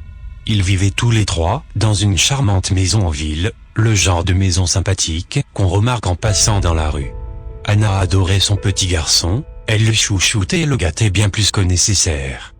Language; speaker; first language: French; native; French